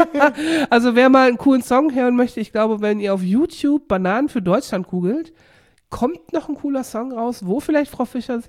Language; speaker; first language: German; native; German